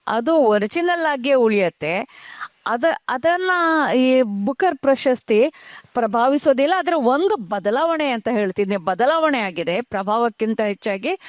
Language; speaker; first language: Kannada; non-native, local second language; Urdu